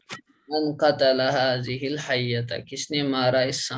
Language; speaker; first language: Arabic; non-native, fluent; Urdu